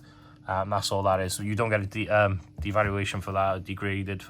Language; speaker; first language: English; native; English